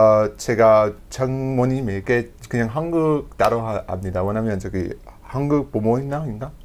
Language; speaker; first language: Korean; non-native, learner; English